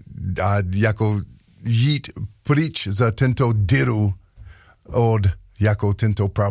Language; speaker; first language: Czech; non-native, learner; English